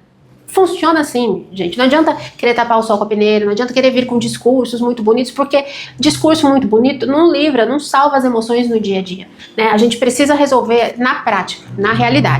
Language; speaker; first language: Portuguese; native; Portuguese